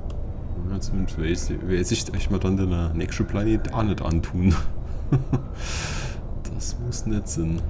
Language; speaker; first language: German; native; German